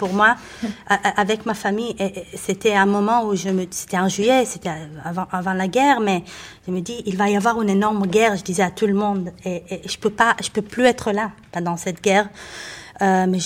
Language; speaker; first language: French; non-native, fluent; Hebrew